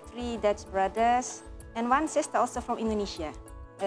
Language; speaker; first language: English; non-native, learner; Dutch